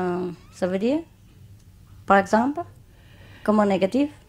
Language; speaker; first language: French; non-native, learner; Vietnamese